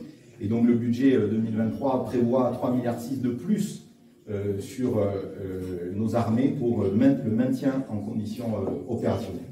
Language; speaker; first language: French; native; French